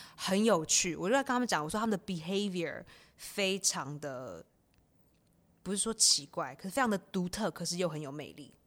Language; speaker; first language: Chinese; native; Chinese